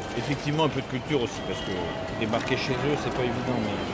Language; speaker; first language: French; non-native, learner; Japanese